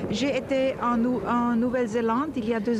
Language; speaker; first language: French; non-native, fluent; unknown